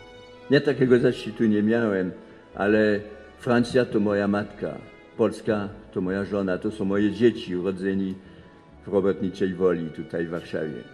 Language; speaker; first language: Polish; non-native, fluent; French